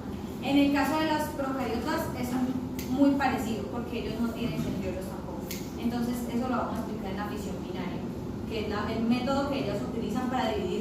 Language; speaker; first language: Spanish; native; Spanish